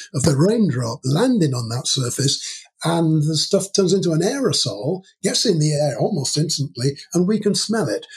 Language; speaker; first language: English; native; English